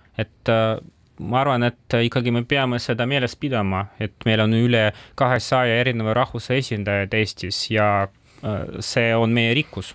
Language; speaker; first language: Estonian; non-native, local second language; Russian